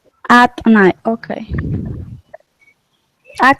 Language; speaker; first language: English; non-native, learner; Spanish